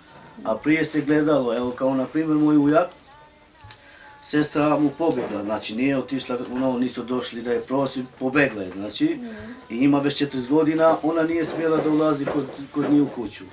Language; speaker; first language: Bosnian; non-native, local second language; Romany